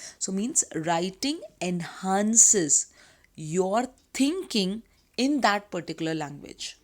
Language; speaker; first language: Hindi; native; Hindi